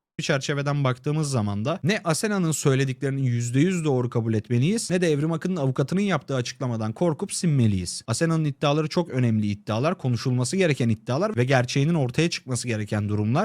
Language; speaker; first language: Turkish; native; Turkish